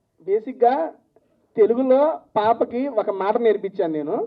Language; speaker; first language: Telugu; native; Telugu